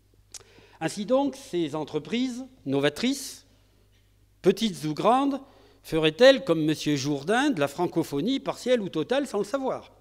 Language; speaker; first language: French; native; French